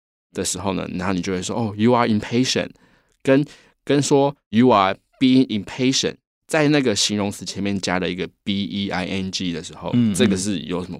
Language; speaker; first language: Chinese; native; Chinese